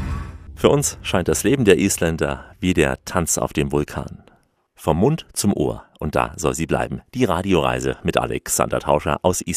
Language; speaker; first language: German; native; German